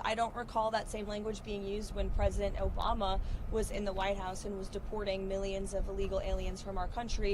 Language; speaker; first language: English; native; English